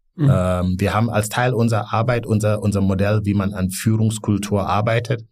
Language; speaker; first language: German; non-native, fluent; Wolof